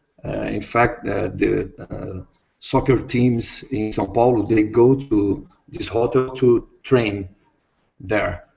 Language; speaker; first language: English; non-native, learner; Portuguese